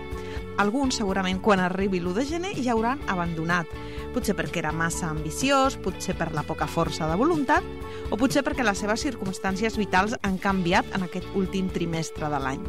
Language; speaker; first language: Catalan; native; Catalan